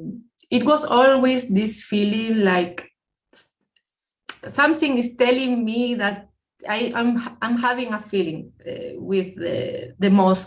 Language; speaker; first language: English; non-native, fluent; Spanish